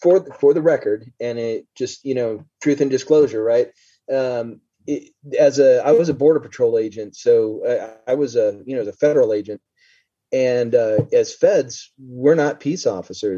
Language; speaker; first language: English; native; English